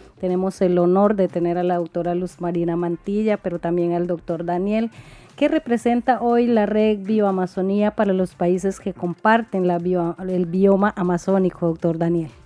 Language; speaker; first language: Spanish; non-native, local second language; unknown